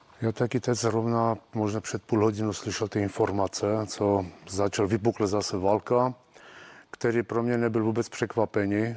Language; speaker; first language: Czech; non-native, fluent; Armenian